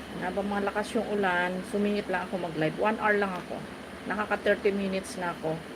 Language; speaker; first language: Filipino; non-native, local second language; Bikol